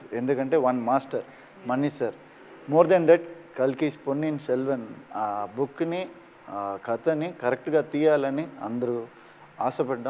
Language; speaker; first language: Telugu; early bilingual, heritage; Telugu